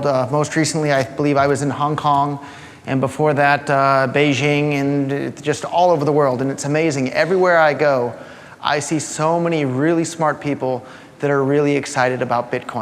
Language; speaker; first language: English; native; English